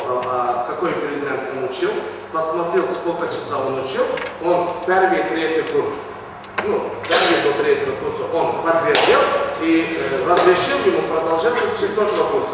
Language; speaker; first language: Russian; non-native, learner; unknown